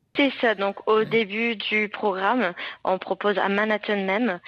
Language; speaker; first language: French; non-native, fluent; English